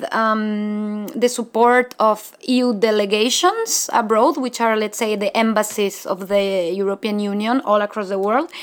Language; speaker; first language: English; non-native, fluent; Spanish